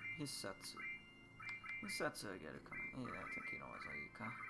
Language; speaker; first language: Japanese; non-native, learner; English